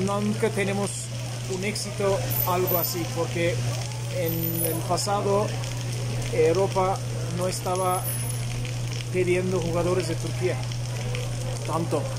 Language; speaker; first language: Spanish; non-native, fluent; Turkish